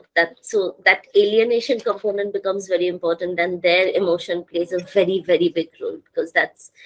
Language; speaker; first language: English; non-native, local second language; Bangla